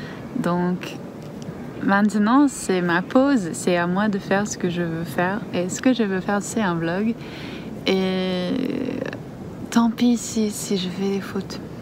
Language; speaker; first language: French; non-native, fluent; English